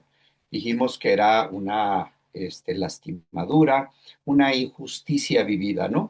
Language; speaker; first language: Spanish; native; Spanish